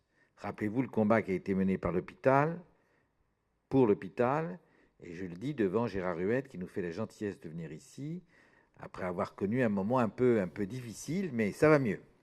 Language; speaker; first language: French; native; French